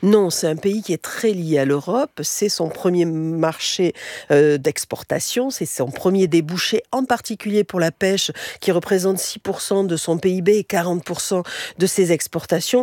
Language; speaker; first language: French; native; French